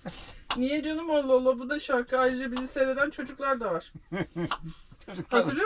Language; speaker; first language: Turkish; native; Turkish